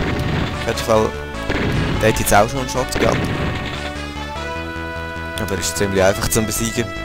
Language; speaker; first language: German; native; German